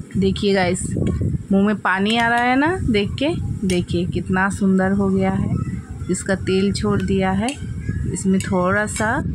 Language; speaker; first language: Hindi; non-native, local second language; Bangla